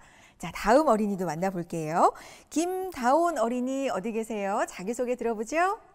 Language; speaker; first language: Korean; native; Korean